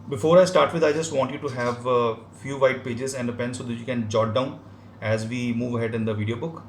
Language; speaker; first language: English; non-native, local second language; Punjabi